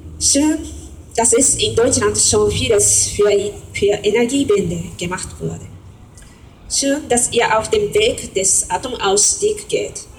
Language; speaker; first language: German; non-native, fluent; Japanese